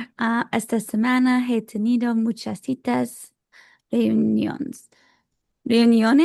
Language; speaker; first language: Spanish; non-native, learner; English